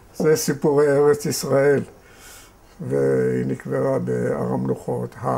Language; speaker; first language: Hebrew; native; Hebrew